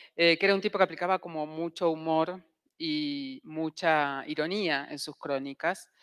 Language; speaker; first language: Spanish; native; Spanish